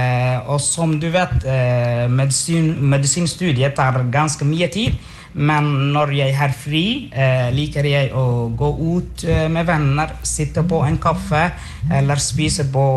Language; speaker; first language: Norwegian; non-native, fluent; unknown